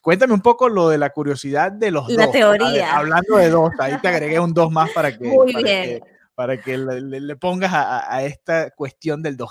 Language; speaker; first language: Spanish; native; Spanish